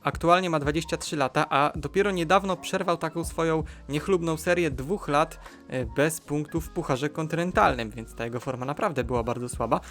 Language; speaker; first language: Polish; native; Polish